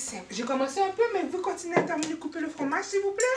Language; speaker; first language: French; native; French